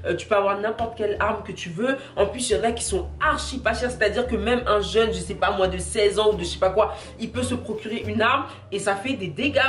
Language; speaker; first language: French; native; French